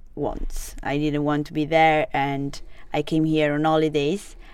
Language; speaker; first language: English; non-native, fluent; Italian